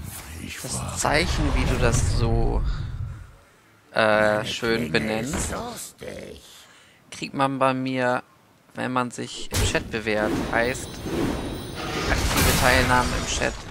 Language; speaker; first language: German; native; German